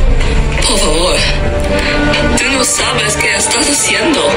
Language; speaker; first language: Spanish; non-native, learner; English